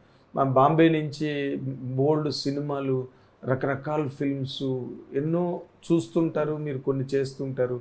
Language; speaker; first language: Telugu; native; Telugu